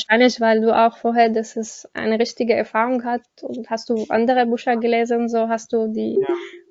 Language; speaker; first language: German; non-native, learner; Arabic